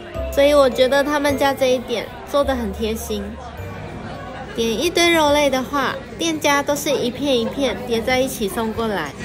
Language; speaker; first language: Chinese; native; Chinese